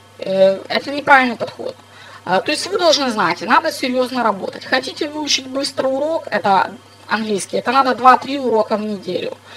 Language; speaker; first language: Russian; non-native, fluent; English